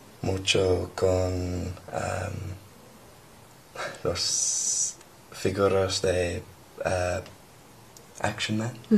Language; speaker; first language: Spanish; non-native, learner; English